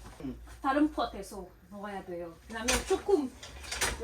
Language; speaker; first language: Korean; non-native, learner; English